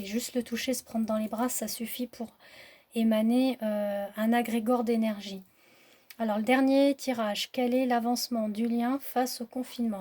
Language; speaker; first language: French; native; French